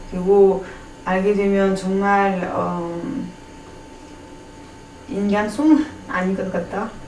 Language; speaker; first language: Korean; non-native, learner; French